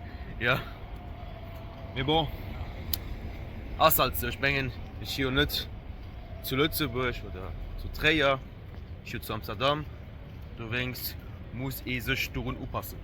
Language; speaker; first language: German; non-native, local second language; Luxembourgish